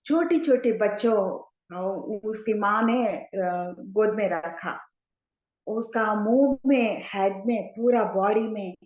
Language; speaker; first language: Hindi; non-native, local second language; Telugu